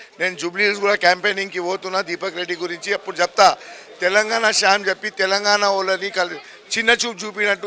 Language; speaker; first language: Telugu; non-native, local second language; Gujarati